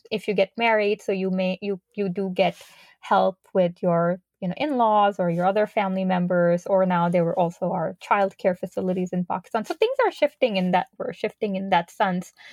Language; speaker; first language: English; non-native, local second language; Urdu